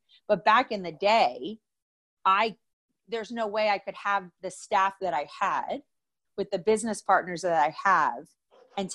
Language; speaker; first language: English; native; English